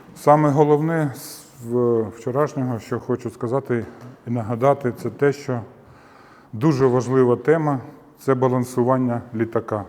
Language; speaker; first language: Ukrainian; non-native, local second language; Russian